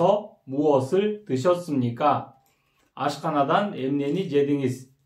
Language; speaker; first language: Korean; non-native, fluent; Kyrgyz